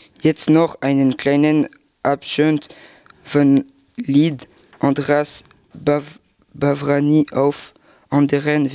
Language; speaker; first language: German; non-native, learner; French